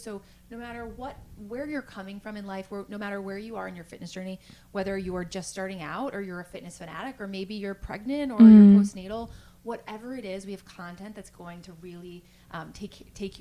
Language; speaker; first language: English; native; English